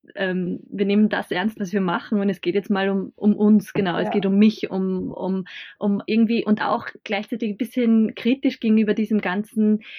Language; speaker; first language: German; native; German